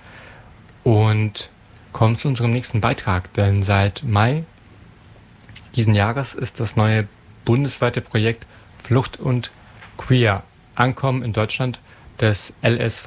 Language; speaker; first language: German; native; German